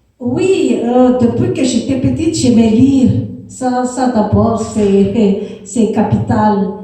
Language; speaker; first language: French; non-native, local second language; Malagasy